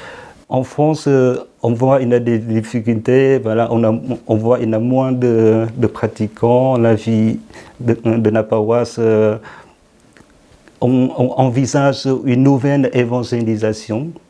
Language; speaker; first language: French; non-native, fluent; Vietnamese